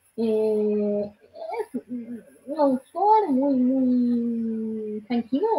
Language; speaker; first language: Spanish; non-native, learner; Italian